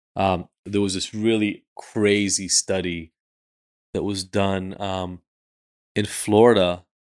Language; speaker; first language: English; early bilingual, other home language; Hebrew